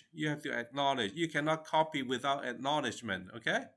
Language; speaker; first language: English; non-native, fluent; Chinese